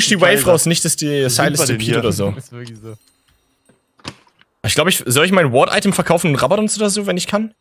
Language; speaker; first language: German; native; German